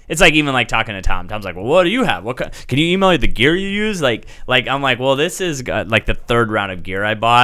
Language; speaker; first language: English; native; English